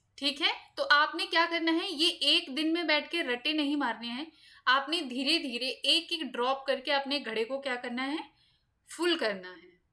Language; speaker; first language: Hindi; native; Hindi